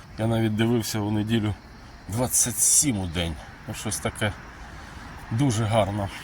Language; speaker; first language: Ukrainian; non-native, local second language; Russian